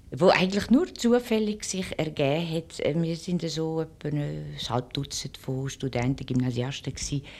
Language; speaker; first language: German; early bilingual, other home language; French